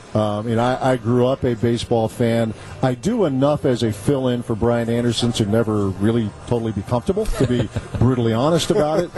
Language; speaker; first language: English; native; English